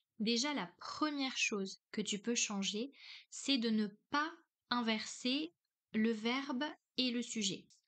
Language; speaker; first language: French; native; French